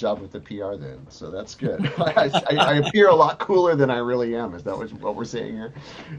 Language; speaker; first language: English; native; English